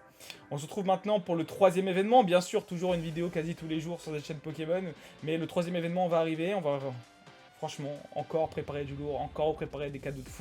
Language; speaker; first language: French; native; French